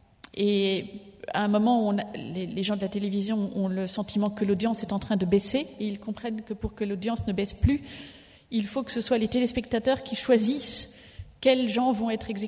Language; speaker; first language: French; native; French